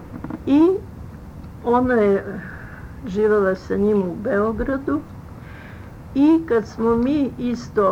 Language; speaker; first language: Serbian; early bilingual, other home language; Russian